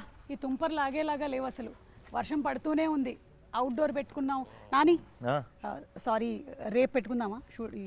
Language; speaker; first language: Telugu; native; Telugu